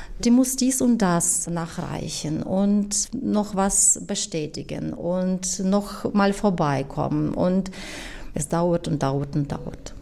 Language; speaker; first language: German; non-native, fluent; Ukrainian